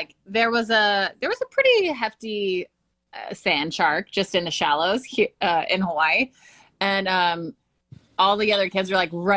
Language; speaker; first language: English; native; English